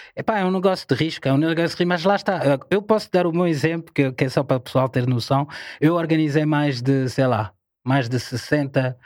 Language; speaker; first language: Portuguese; non-native, fluent; French